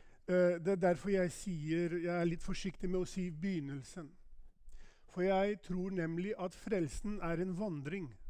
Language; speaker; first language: Norwegian; non-native, fluent; Albanian